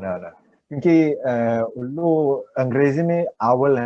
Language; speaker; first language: Hindi; non-native, learner; Chinese